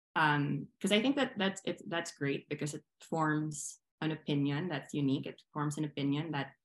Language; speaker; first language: English; non-native, local second language; Filipino